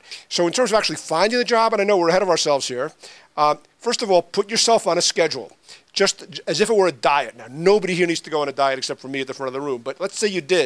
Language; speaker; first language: English; native; English